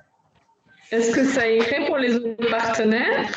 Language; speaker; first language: French; native; French